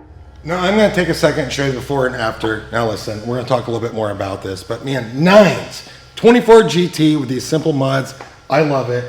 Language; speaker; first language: English; native; English